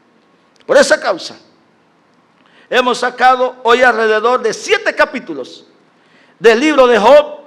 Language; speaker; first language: Spanish; native; Spanish